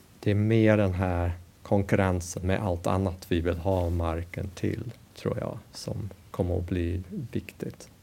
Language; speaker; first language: Swedish; non-native, fluent; English